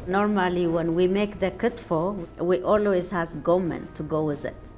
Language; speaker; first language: English; non-native, fluent; Amharic